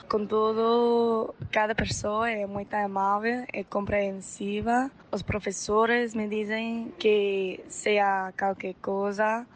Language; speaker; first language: Portuguese; non-native, fluent; English